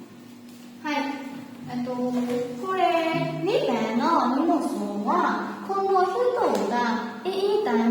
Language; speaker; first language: Japanese; non-native, learner; Burmese